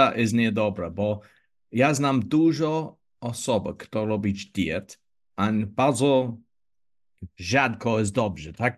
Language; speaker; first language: Polish; non-native, learner; English